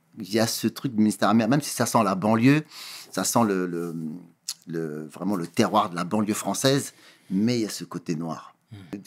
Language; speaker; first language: French; early bilingual, other home language; Kabuverdianu